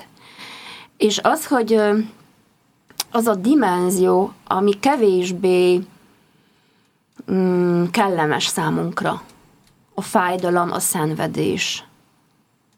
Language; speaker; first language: Hungarian; non-native, fluent; Polish